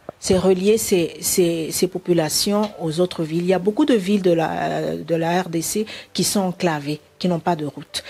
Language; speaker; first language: French; non-native, local second language; Bemba